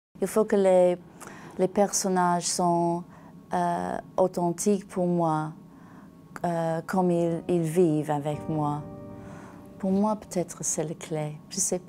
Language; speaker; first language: French; non-native, learner; English